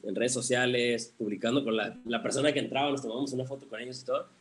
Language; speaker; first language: Spanish; early bilingual, heritage; Spanish